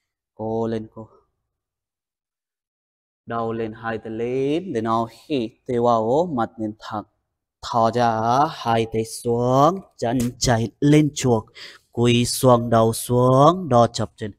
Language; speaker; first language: Vietnamese; non-native, learner; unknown